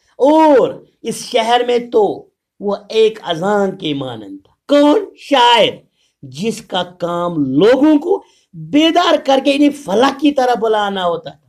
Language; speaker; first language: Urdu; non-native, local second language; Kashmiri